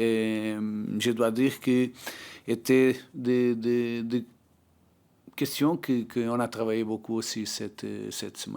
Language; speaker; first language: French; non-native, learner; Portuguese